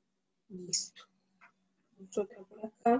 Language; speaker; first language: Spanish; native; Spanish